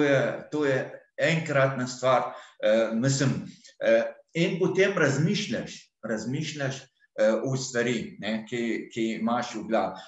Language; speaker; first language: Slovenian; non-native, fluent; Arabic